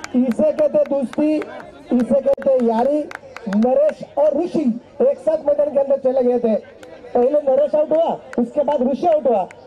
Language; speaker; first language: Hindi; non-native, local second language; Marathi